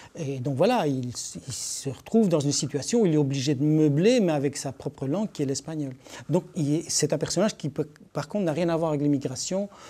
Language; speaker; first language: French; early bilingual, other home language; Spanish